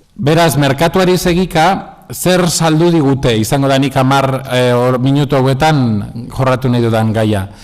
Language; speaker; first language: Basque; non-native, local second language; Spanish